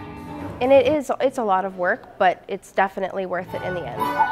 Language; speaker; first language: English; native; English